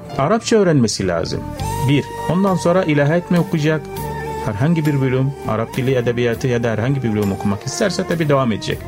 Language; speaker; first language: Turkish; non-native, fluent; Arabic